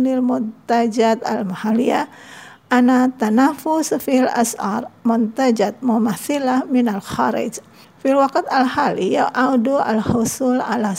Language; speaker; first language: Arabic; non-native, fluent; Indonesian